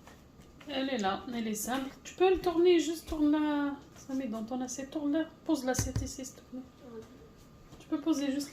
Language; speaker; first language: French; non-native, fluent; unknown